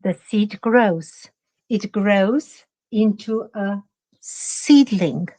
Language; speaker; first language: English; non-native, fluent; Czech